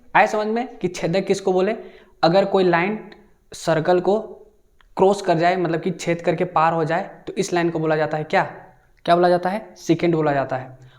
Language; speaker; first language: Hindi; native; Hindi